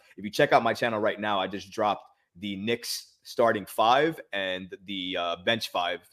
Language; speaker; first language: English; native; English